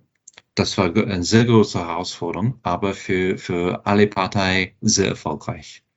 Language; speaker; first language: German; non-native, fluent; English